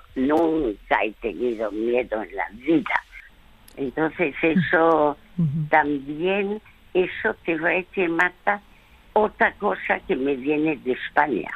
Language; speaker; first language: Spanish; early bilingual, other home language; French